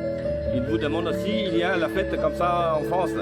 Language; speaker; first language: French; non-native, fluent; Vietnamese